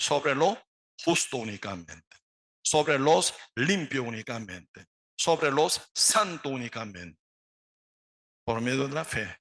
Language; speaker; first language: Spanish; non-native, learner; Korean